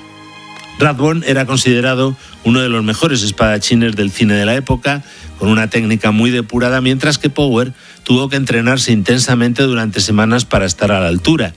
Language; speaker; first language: Spanish; native; Spanish